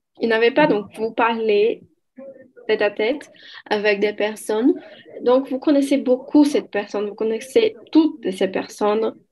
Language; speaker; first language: French; non-native, learner; Portuguese